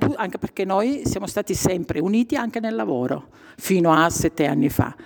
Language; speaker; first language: Italian; native; Italian